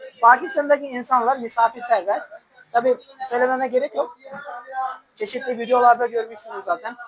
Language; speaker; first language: Turkish; non-native, fluent; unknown